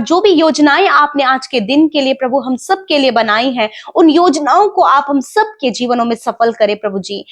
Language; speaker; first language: Hindi; native; Hindi